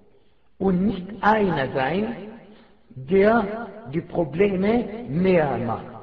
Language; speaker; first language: German; non-native, fluent; Arabic